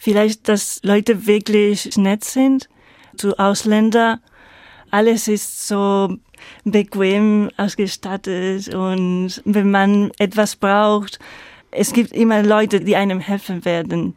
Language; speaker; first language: German; non-native, fluent; Spanish